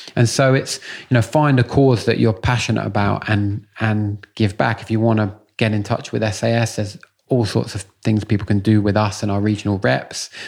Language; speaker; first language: English; native; English